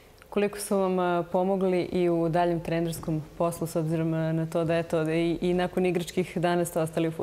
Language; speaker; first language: Serbian; native; Serbian